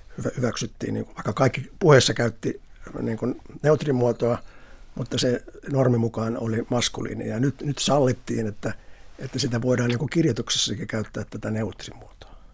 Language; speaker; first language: Finnish; native; Finnish